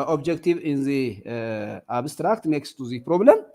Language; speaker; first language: English; non-native, local second language; Amharic